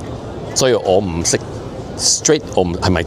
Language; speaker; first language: Cantonese; early bilingual, heritage; Cantonese